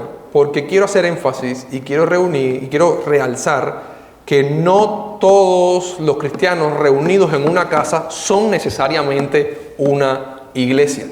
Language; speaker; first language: Spanish; native; Spanish